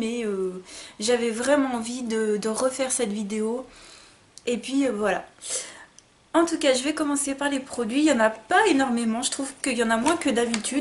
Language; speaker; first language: French; native; French